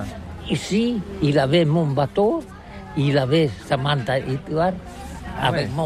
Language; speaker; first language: French; non-native, learner; Catalan